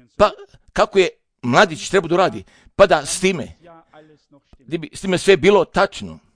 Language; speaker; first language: Croatian; non-native, fluent; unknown